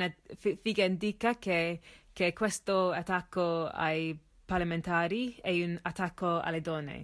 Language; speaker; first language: Italian; non-native, learner; English